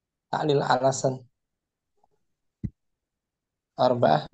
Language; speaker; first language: Arabic; non-native, fluent; Indonesian